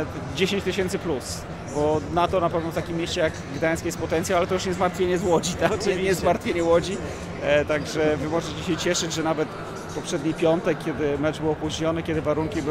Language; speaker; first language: Polish; native; Polish